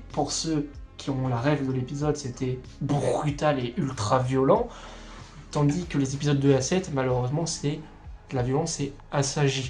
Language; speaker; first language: French; native; French